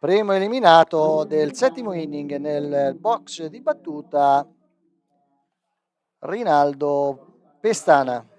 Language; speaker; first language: Italian; native; Italian